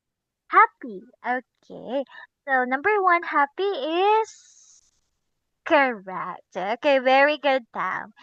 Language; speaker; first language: English; non-native, local second language; Filipino